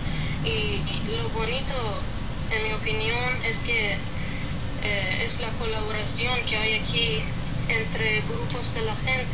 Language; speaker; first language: Spanish; non-native, learner; Persian